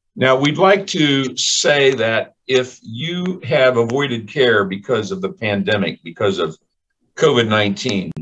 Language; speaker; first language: English; native; English